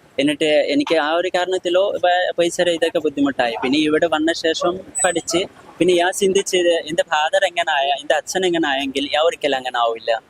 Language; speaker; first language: Malayalam; non-native, local second language; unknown